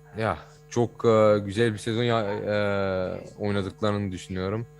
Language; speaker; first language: Turkish; early bilingual, heritage; Turkish